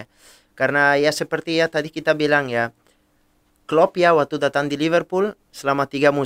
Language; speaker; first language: Indonesian; non-native, fluent; Italian